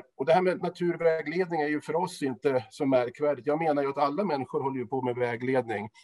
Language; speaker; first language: Swedish; native; Swedish